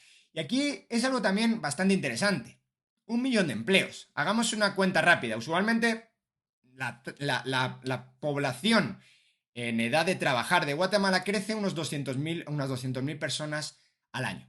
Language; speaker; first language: Spanish; native; Spanish